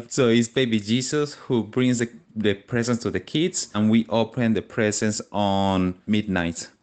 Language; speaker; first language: English; non-native, fluent; Spanish